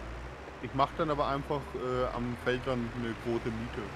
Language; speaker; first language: German; native; German